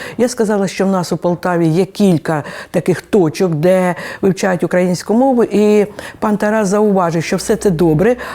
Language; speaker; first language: Ukrainian; native; Ukrainian